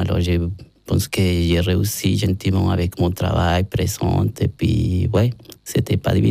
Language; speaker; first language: French; non-native, learner; Spanish